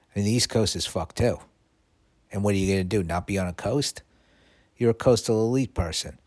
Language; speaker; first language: English; native; English